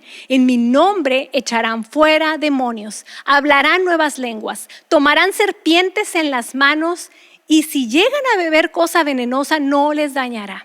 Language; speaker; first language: Spanish; native; Spanish